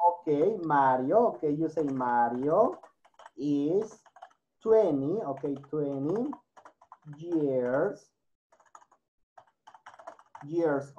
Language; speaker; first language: English; non-native, learner; Spanish